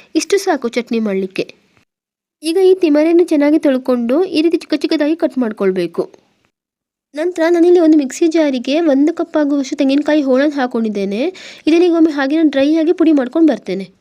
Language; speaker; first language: Kannada; non-native, local second language; Tulu